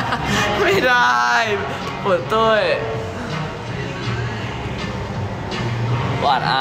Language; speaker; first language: Chinese; non-native, learner; Thai